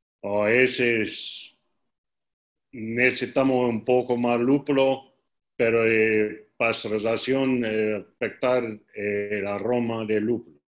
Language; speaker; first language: Spanish; non-native, learner; English